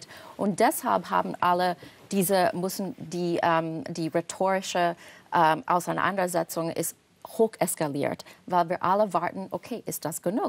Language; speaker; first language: German; non-native, fluent; English